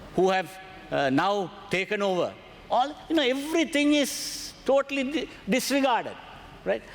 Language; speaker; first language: English; non-native, local second language; Sinhala